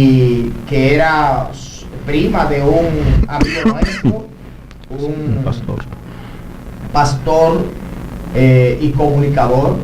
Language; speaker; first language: Spanish; native; Spanish